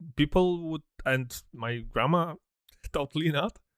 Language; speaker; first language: English; non-native, fluent; Polish